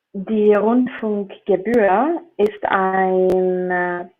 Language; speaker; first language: German; non-native, learner; Spanish